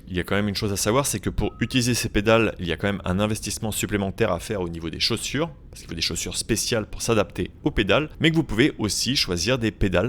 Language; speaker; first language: French; native; French